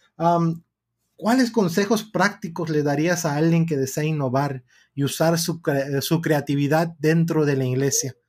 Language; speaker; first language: Spanish; early bilingual, heritage; Spanish